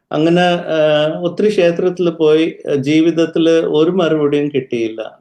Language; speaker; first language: Malayalam; early bilingual, heritage; Malayalam